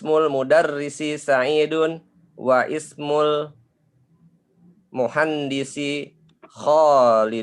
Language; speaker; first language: Arabic; non-native, learner; Indonesian